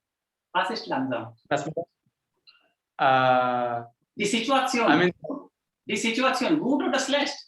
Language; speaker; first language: German; non-native, fluent; Hindi